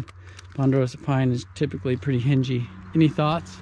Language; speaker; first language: English; native; English